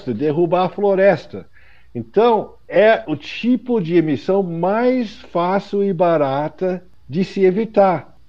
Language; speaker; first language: Portuguese; non-native, fluent; English